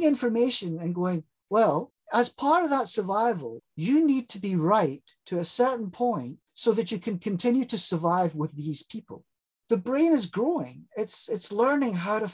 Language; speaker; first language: English; native; English